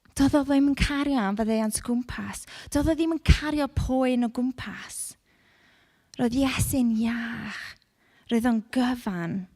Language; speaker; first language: Welsh; non-native, local second language; English